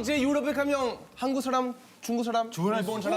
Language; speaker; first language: Korean; non-native, fluent; Italian